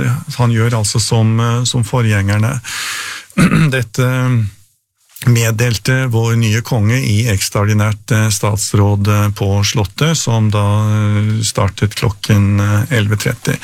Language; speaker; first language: Norwegian; native; Norwegian